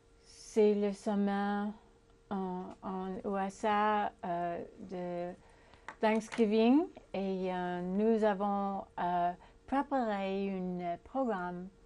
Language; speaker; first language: French; non-native, learner; English